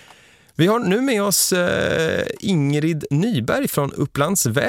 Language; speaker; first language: Swedish; native; Swedish